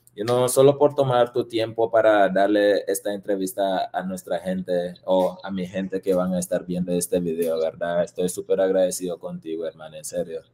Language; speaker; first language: Spanish; non-native, local second language; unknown